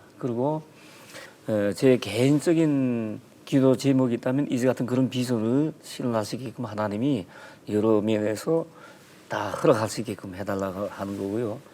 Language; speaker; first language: Korean; native; Korean